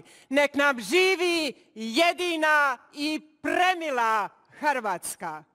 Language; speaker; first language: Bosnian; native; Bosnian